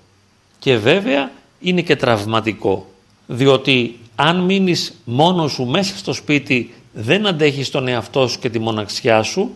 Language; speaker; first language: Greek; native; Greek